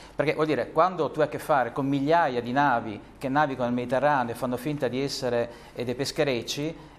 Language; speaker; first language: Italian; native; Italian